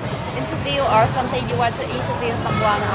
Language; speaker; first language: English; non-native, learner; Vietnamese